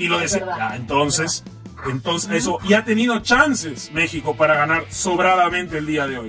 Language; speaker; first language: Spanish; native; Spanish